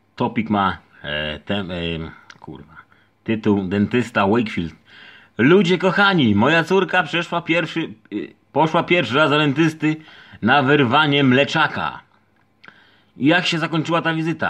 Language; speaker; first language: Polish; native; Polish